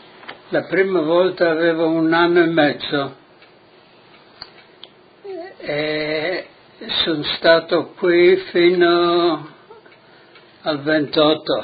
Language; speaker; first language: Italian; non-native, local second language; Friulian